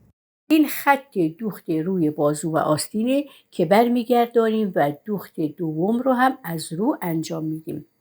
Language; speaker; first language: Persian; native; Persian